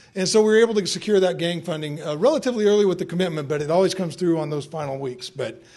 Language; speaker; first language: English; native; English